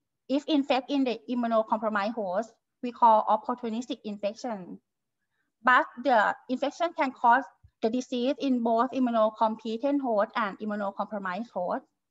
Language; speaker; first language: English; non-native, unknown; Thai